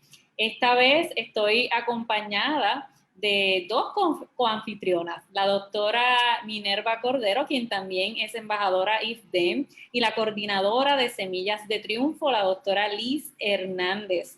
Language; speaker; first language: Spanish; native; Spanish